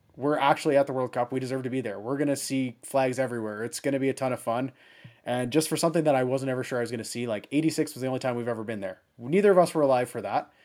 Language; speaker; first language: English; early bilingual, other home language; German